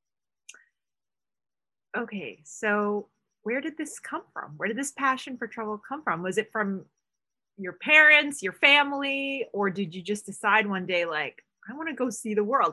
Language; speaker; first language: English; non-native, local second language; Filipino